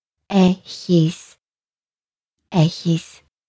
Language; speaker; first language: Greek; native; Greek